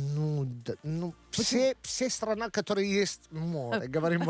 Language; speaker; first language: Russian; non-native, learner; Italian